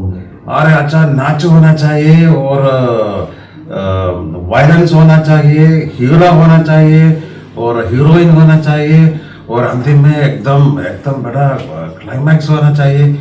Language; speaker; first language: Hindi; non-native, local second language; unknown